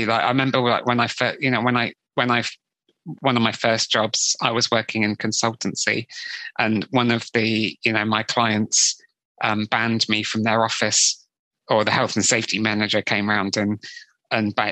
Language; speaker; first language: English; native; English